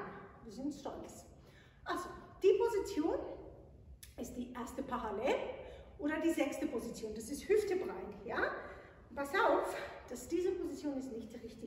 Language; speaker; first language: German; non-native, fluent; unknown